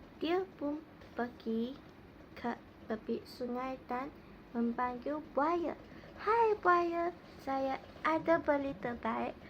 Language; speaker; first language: Malay; non-native, local second language; Chinese